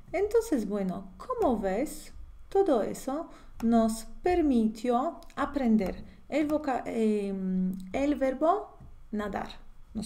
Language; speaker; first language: Spanish; non-native, fluent; Polish